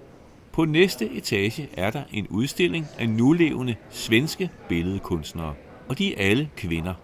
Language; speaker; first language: Danish; native; Danish